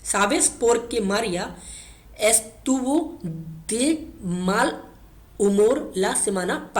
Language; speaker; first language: Spanish; non-native, learner; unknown